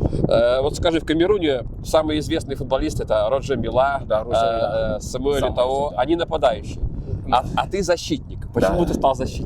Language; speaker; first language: Russian; native; Russian